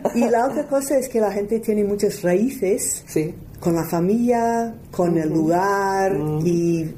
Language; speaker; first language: Spanish; non-native, fluent; English